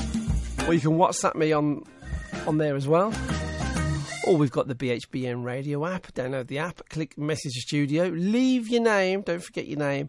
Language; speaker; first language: English; native; English